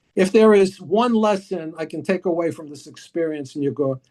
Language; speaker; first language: English; early bilingual, other home language; Greek